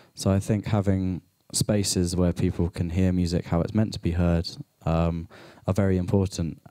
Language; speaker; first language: English; native; English